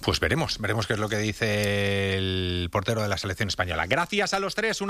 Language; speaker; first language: Spanish; native; Spanish